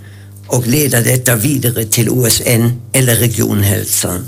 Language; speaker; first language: Swedish; non-native, fluent; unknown